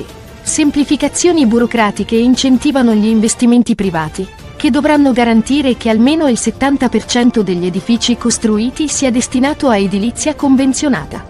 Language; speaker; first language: Italian; native; Italian